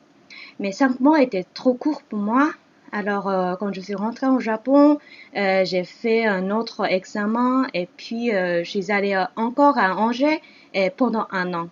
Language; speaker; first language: French; non-native, fluent; Japanese